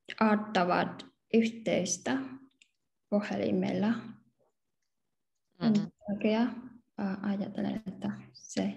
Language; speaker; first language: Finnish; non-native, learner; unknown